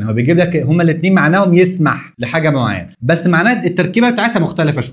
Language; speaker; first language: Arabic; native; Arabic